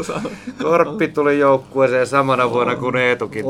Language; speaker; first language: Finnish; native; Finnish